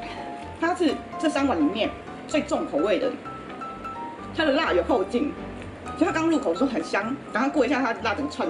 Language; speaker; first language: Chinese; native; Chinese